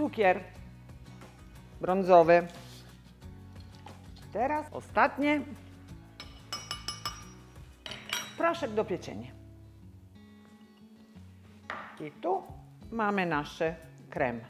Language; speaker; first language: Polish; non-native, learner; Italian